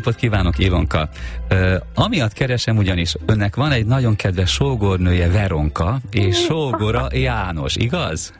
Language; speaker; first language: Hungarian; native; Hungarian